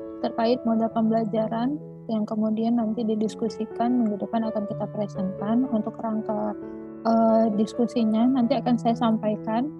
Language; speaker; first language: Indonesian; native; Indonesian